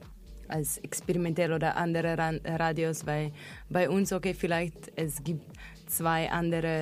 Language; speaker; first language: German; non-native, learner; Slovenian